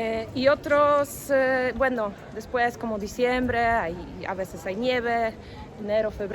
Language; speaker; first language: Spanish; non-native, fluent; Polish